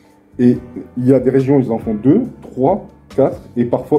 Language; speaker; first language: French; native; French